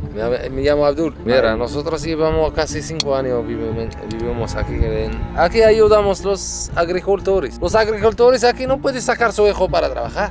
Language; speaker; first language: Spanish; non-native, learner; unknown